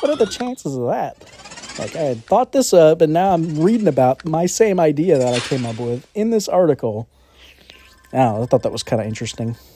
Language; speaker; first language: English; native; English